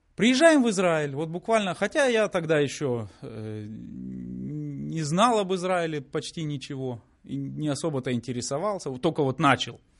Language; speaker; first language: Russian; native; Russian